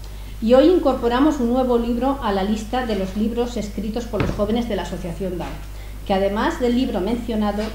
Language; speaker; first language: Spanish; native; Spanish